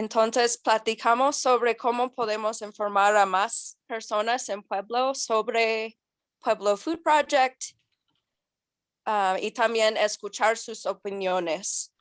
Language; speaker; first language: Spanish; non-native, learner; English